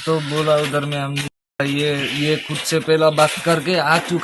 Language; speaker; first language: Hindi; non-native, local second language; Bangla